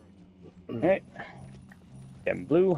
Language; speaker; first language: English; native; English